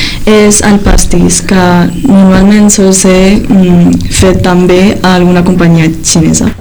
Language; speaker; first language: Catalan; early bilingual, other home language; Chinese